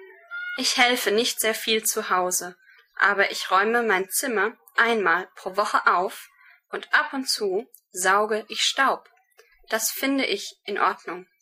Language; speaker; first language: German; non-native, learner; English